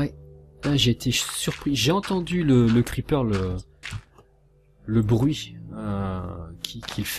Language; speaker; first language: French; native; French